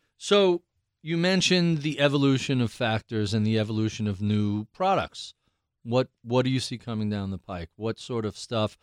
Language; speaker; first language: English; native; English